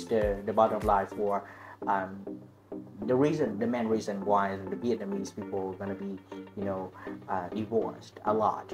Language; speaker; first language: English; non-native, learner; Vietnamese